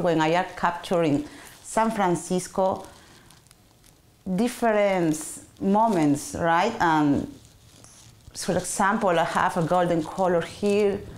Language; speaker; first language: English; non-native, learner; Spanish